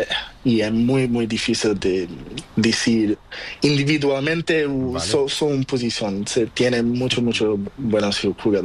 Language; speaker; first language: Spanish; non-native, learner; Portuguese